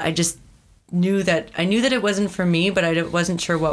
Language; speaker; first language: English; native; English